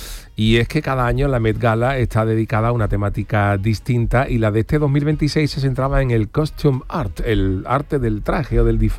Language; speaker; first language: Spanish; native; Spanish